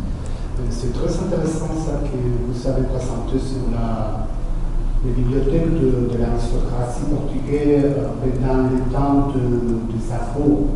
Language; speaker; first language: French; non-native, fluent; Portuguese